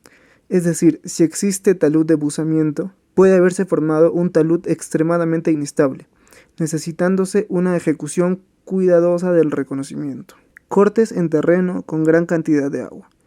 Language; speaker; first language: Spanish; native; Spanish